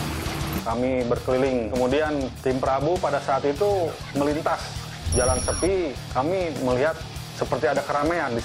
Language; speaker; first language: Indonesian; native; Indonesian